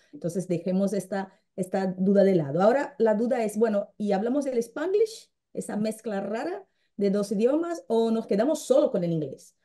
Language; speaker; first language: Spanish; non-native, fluent; Portuguese